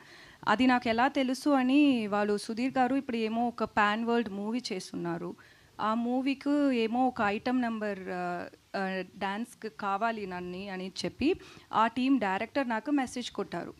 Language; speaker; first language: Telugu; non-native, learner; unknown